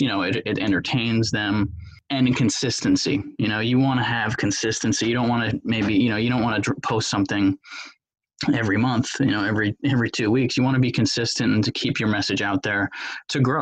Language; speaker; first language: English; native; English